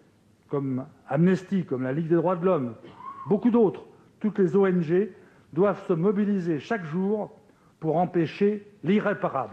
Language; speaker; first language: French; native; French